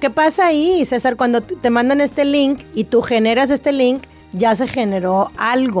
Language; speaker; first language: Spanish; native; Spanish